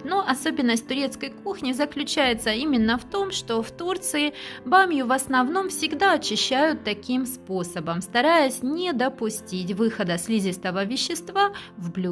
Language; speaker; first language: Russian; native; Russian